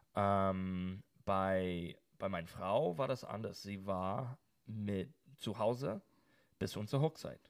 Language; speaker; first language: German; non-native, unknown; English